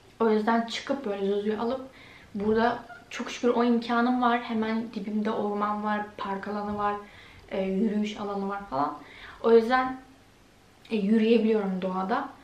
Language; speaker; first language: Turkish; early bilingual, heritage; Turkish